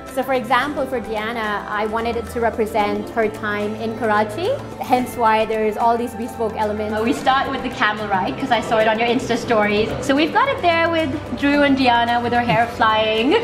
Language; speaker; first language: English; non-native, local second language; Urdu